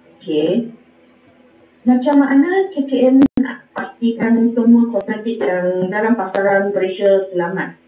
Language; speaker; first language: Malay; non-native, local second language; Chinese